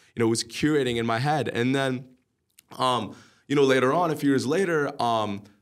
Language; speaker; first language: English; early bilingual, other home language; Arabic